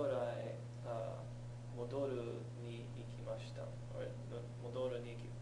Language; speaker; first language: Japanese; non-native, learner; English